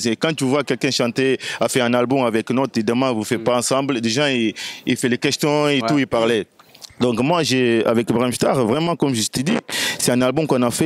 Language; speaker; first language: French; non-native, fluent; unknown